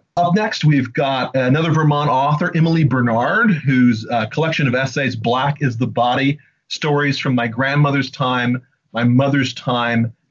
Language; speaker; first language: English; native; English